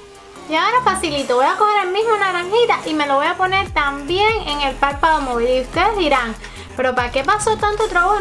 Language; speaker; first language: Spanish; native; Spanish